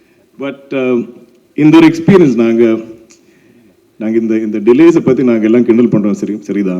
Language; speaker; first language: Tamil; non-native, local second language; Malayalam